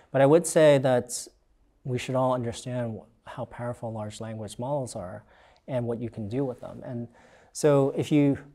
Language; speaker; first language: English; native; English